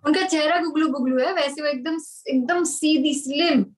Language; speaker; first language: Hindi; non-native, local second language; Punjabi